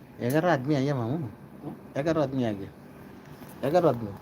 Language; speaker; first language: Hindi; non-native, learner; Bangla